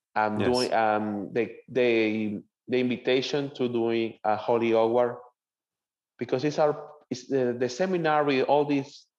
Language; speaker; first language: English; non-native, learner; Spanish